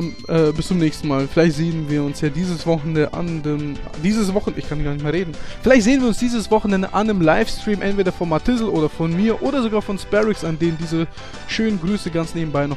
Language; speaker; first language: German; native; German